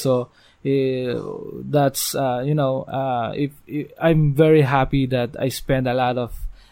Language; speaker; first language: English; non-native, local second language; Filipino